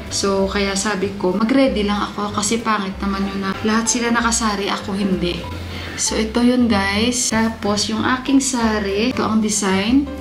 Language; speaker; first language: Filipino; native; Filipino